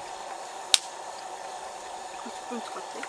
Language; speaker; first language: Japanese; native; Japanese